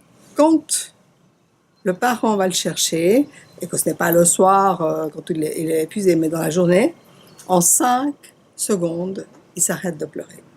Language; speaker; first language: French; native; French